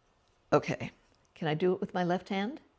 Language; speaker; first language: English; native; English